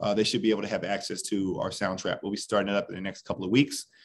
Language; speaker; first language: English; native; English